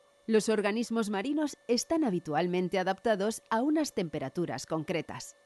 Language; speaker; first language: Spanish; native; Spanish